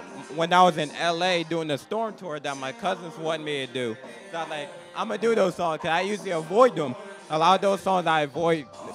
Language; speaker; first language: English; native; English